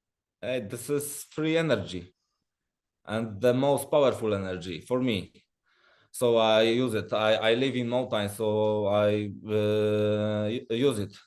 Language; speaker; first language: English; non-native, learner; Polish